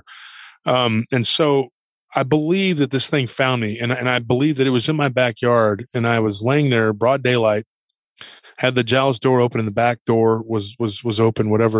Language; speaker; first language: English; native; English